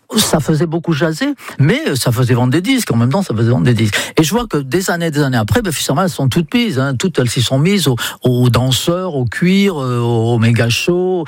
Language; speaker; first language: French; non-native, fluent; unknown